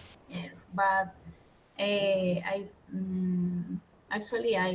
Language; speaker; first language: English; non-native, learner; Spanish